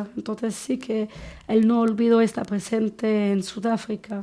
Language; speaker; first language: Spanish; non-native, fluent; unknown